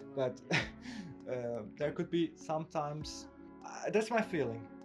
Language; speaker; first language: English; non-native, fluent; Turkish